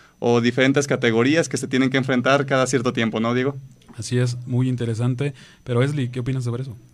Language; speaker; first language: Spanish; native; Spanish